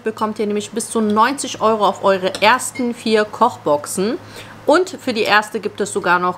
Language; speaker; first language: German; native; German